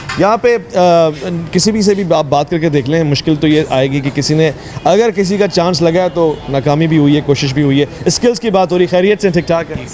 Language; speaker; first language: Urdu; native; Urdu